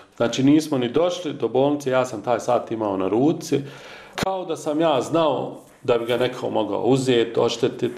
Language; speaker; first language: Croatian; native; Croatian